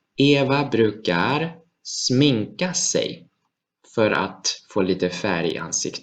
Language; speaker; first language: Swedish; non-native, fluent; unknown